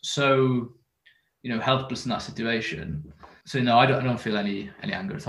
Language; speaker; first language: English; native; English